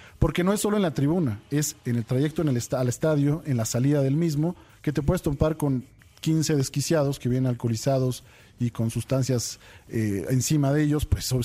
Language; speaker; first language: Spanish; native; Spanish